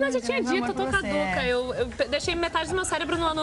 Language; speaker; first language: Portuguese; native; Portuguese